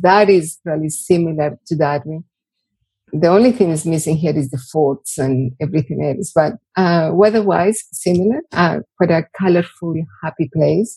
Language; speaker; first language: English; non-native, fluent; Spanish